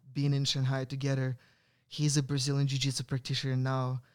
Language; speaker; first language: English; non-native, fluent; Russian